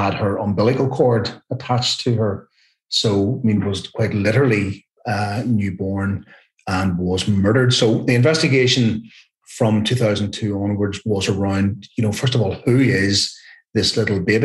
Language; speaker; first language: English; native; English